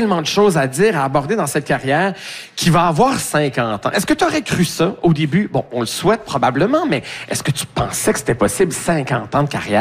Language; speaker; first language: French; native; French